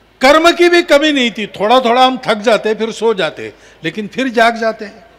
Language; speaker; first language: Hindi; non-native, local second language; Marathi